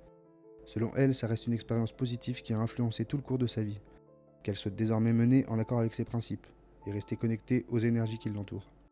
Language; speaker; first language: French; native; French